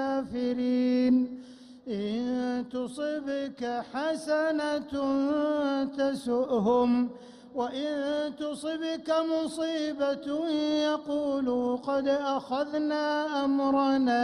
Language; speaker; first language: Arabic; native; Arabic